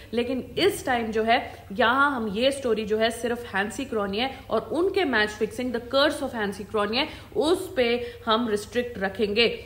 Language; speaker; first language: Hindi; native; Hindi